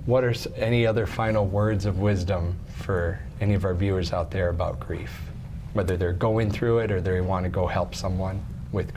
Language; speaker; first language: English; native; English